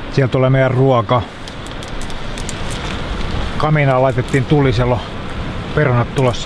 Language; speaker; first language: Finnish; native; Finnish